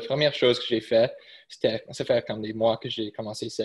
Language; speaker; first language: French; early bilingual, heritage; English